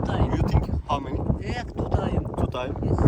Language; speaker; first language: English; non-native, learner; Turkish